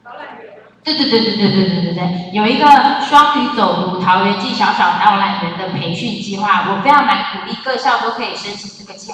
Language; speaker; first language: Chinese; native; Chinese